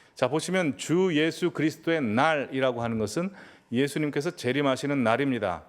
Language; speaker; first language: Korean; native; Korean